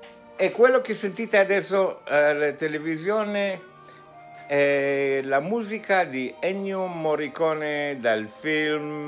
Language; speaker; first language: Italian; non-native, fluent; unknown